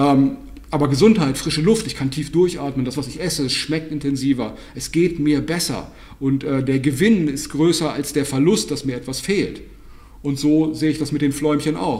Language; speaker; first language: German; native; German